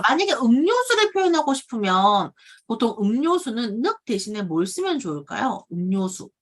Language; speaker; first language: Korean; native; Korean